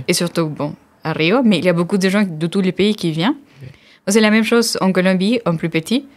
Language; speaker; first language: French; non-native, fluent; Spanish